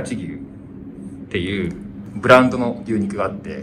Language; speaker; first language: Japanese; native; Japanese